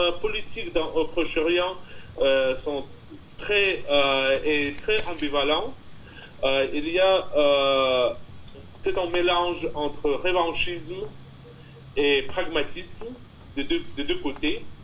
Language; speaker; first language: French; non-native, fluent; Russian